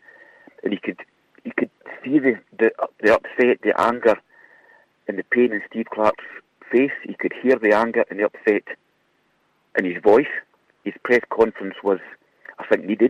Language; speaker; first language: English; native; English